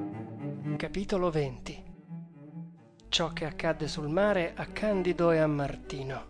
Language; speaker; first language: Italian; native; Italian